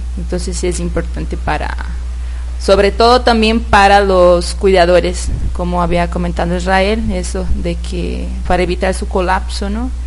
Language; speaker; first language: Spanish; non-native, fluent; Portuguese